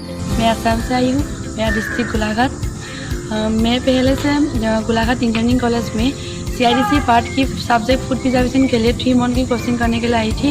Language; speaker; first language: Hindi; non-native, local second language; Assamese